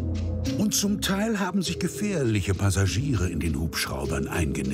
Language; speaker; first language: German; native; German